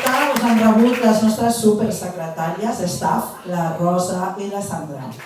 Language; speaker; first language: Catalan; native; Catalan